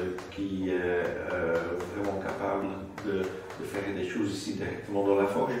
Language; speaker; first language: French; non-native, local second language; Dutch